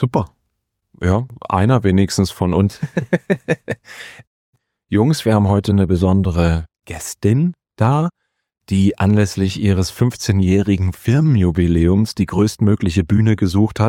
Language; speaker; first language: German; native; German